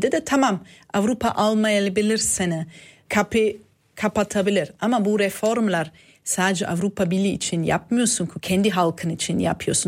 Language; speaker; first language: Turkish; non-native, fluent; German